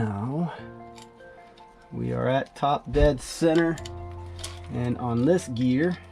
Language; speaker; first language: English; native; English